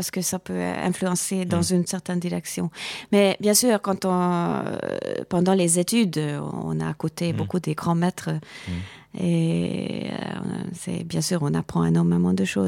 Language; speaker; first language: French; non-native, fluent; Hungarian